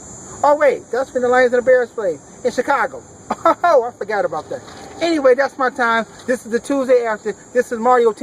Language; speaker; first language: English; native; English